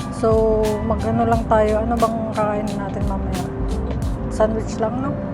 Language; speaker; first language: Filipino; native; Filipino